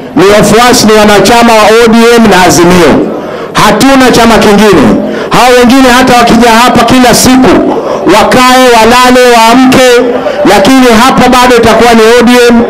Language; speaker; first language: Swahili; native; Swahili